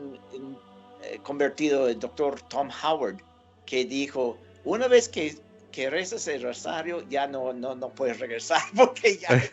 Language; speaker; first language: Spanish; non-native, fluent; English